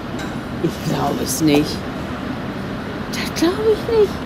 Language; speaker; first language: German; native; German